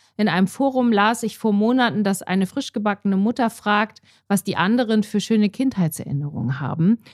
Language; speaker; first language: German; native; German